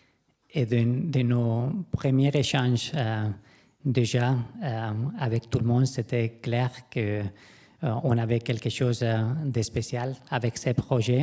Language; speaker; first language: French; non-native, fluent; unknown